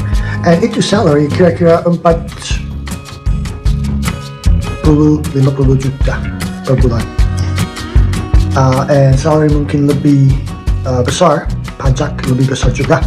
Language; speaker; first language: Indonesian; non-native, learner; English